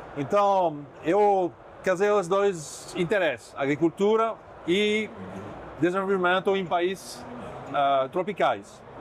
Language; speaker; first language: Portuguese; non-native, fluent; French